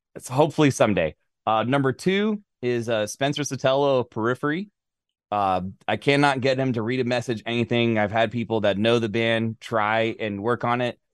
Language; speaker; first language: English; native; English